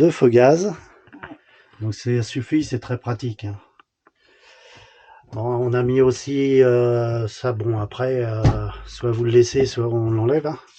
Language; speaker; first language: French; native; French